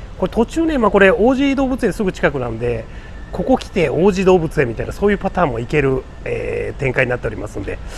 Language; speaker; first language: Japanese; native; Japanese